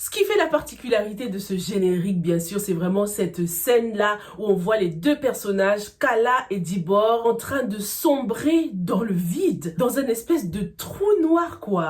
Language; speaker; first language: French; native; French